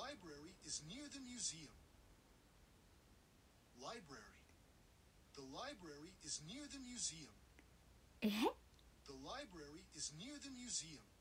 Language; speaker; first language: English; non-native, learner; Japanese